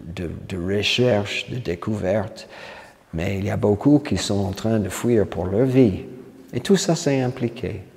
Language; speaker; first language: French; non-native, fluent; English